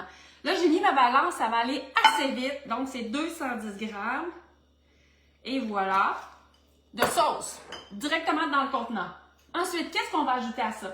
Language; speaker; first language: French; native; French